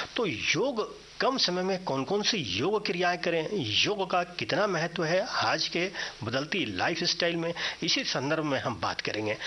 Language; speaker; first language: Hindi; native; Hindi